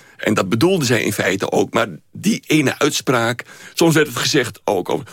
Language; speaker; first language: Dutch; native; Dutch